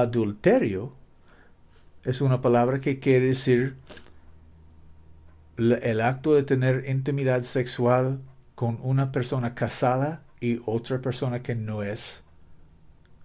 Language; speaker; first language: Spanish; non-native, learner; English